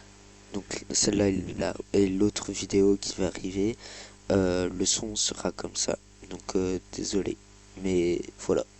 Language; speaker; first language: French; native; French